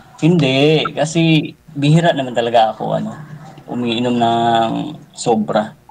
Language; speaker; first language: Filipino; non-native, local second language; Cebuano